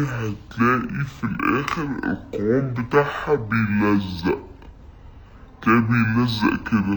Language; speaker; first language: Arabic; native; Arabic